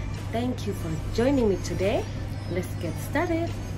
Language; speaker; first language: English; non-native, learner; Indonesian